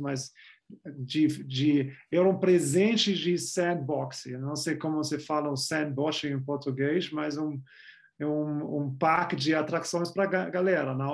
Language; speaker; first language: Portuguese; non-native, fluent; German